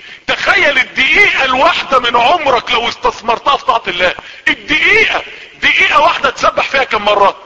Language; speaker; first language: Arabic; native; Arabic